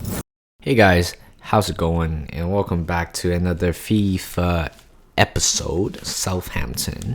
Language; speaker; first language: English; non-native, fluent; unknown